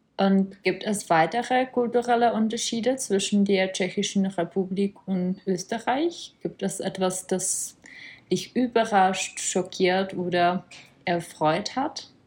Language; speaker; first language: German; non-native, fluent; Czech